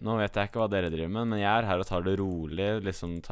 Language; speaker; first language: Norwegian; native; Norwegian